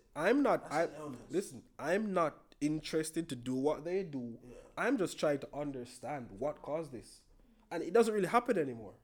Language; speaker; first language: English; non-native, local second language; Jamaican Creole English